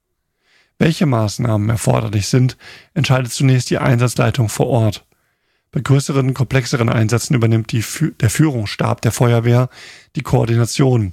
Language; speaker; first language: German; native; German